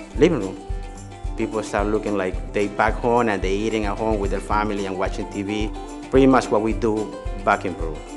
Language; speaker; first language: English; non-native, fluent; Spanish